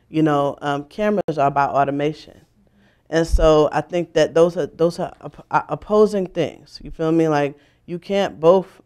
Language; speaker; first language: English; native; English